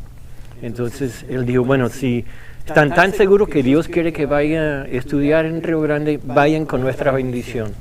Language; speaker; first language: Spanish; non-native, fluent; English